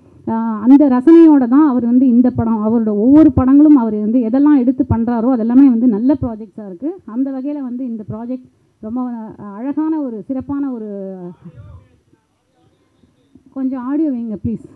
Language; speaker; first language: Tamil; native; Tamil